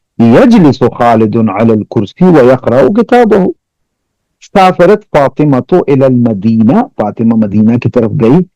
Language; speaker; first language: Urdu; non-native, local second language; Pashto